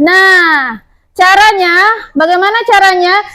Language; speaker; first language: Indonesian; native; Indonesian